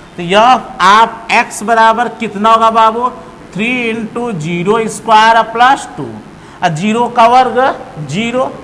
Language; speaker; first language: Hindi; native; Hindi